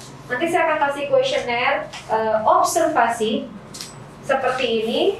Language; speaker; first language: Indonesian; native; Indonesian